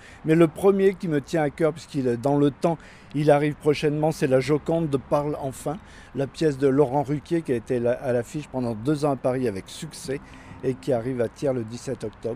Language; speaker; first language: French; native; French